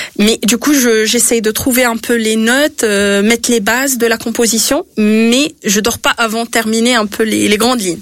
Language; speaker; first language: French; non-native, local second language; Arabic